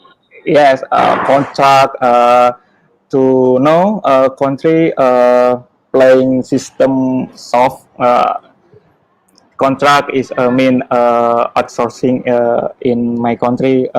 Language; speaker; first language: English; non-native, learner; Indonesian